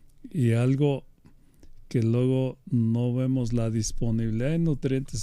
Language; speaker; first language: Spanish; native; Spanish